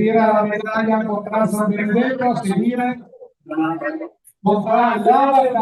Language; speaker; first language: Italian; native; Italian